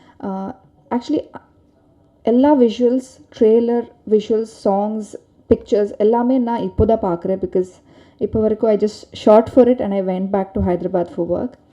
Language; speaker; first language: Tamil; non-native, learner; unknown